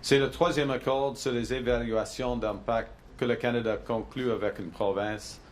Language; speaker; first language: French; non-native, local second language; English